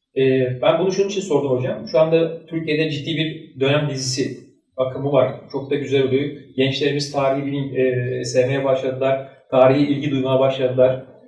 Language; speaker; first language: Turkish; native; Turkish